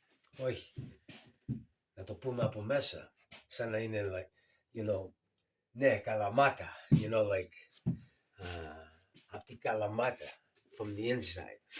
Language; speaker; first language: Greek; early bilingual, heritage; Greek